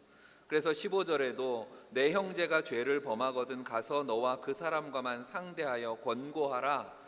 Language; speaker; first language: Korean; native; Korean